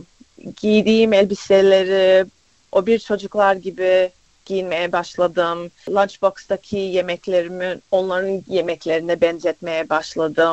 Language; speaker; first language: Turkish; early bilingual, other home language; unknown